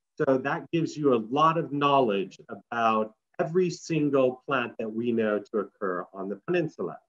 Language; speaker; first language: English; native; English